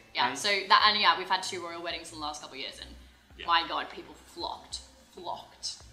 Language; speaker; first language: English; native; English